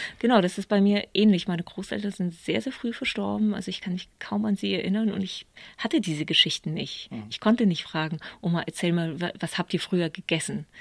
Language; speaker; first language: German; early bilingual, other home language; Polish